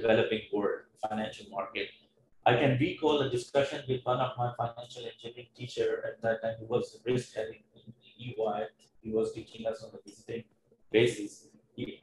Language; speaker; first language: English; non-native, local second language; Urdu